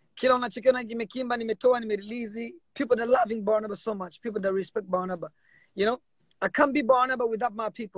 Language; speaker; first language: English; non-native, local second language; Swahili